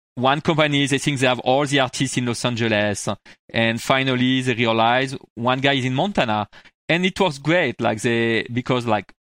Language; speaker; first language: English; non-native, fluent; French